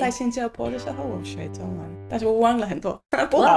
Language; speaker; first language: Chinese; non-native, learner; English